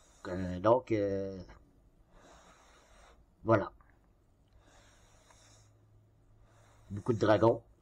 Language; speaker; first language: French; native; French